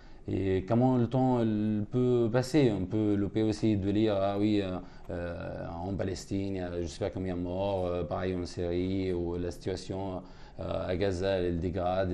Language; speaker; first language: French; non-native, fluent; Arabic